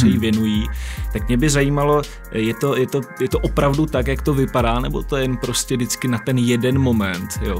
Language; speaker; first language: Czech; native; Czech